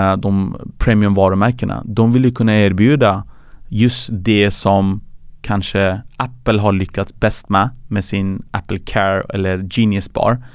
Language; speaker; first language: Swedish; early bilingual, other home language; Persian